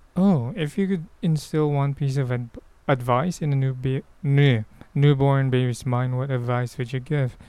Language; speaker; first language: English; non-native, local second language; Filipino